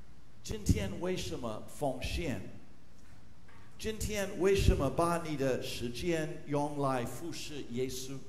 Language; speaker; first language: Chinese; non-native, fluent; English